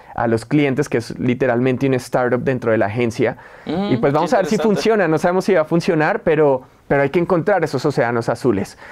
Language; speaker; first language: Spanish; native; Spanish